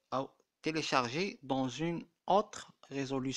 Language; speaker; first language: French; non-native, local second language; Arabic